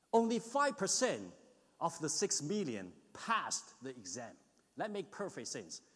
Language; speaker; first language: English; non-native, fluent; Chinese